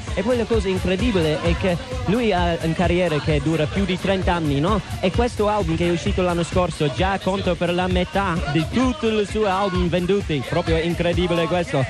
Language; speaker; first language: Italian; non-native, fluent; English